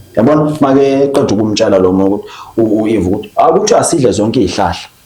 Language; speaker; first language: Zulu; non-native, local second language; Xhosa